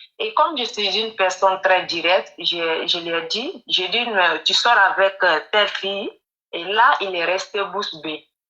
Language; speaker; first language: French; non-native, local second language; Mandingo